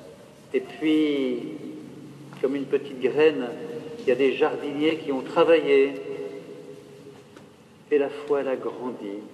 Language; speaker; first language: French; native; French